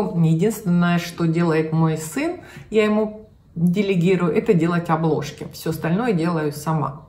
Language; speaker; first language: Russian; native; Russian